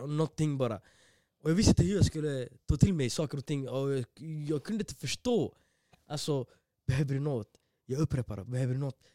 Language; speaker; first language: Swedish; early bilingual, other home language; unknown